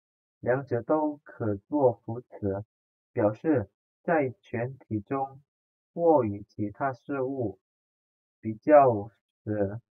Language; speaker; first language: Chinese; non-native, fluent; Indonesian